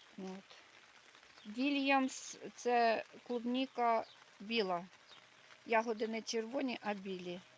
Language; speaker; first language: Ukrainian; native; Ukrainian